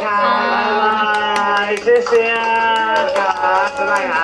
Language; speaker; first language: Chinese; non-native, learner; Thai